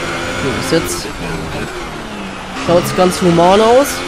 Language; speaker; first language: German; native; German